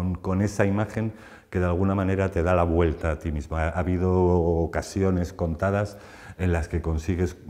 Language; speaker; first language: Spanish; native; Spanish